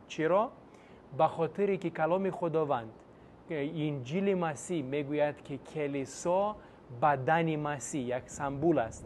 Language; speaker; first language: Persian; non-native, fluent; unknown